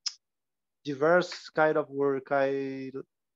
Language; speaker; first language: English; non-native, learner; Portuguese